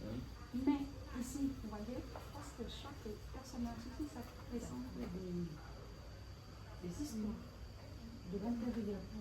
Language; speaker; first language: French; non-native, fluent; Vietnamese